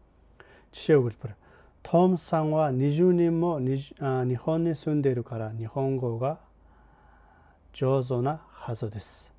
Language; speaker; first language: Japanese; non-native, fluent; Mongolian